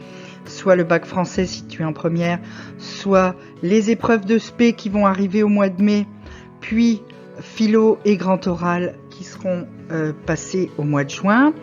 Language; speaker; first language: French; native; French